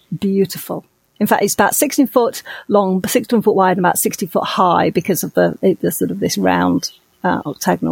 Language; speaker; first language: English; native; English